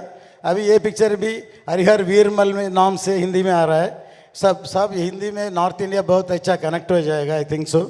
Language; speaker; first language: Hindi; non-native, local second language; Tamil